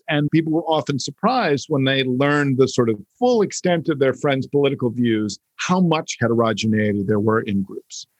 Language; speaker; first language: English; native; English